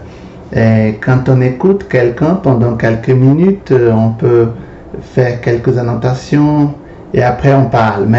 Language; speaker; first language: French; non-native, fluent; Portuguese